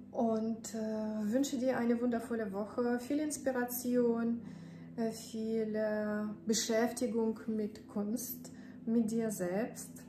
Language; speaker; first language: German; non-native, fluent; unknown